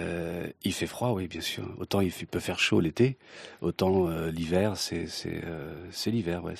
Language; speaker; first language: French; early bilingual, other home language; Kabyle